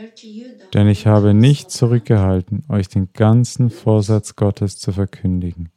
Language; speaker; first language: German; non-native, fluent; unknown